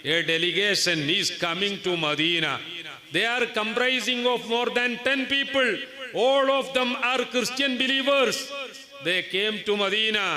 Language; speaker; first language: English; non-native, local second language; Malayalam